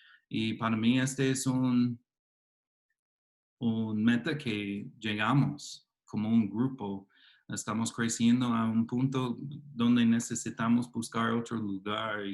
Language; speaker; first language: Spanish; non-native, fluent; English